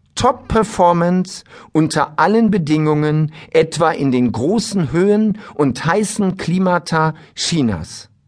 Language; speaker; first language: German; native; German